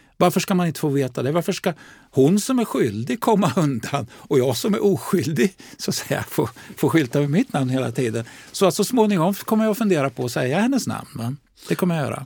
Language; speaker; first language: Swedish; native; Swedish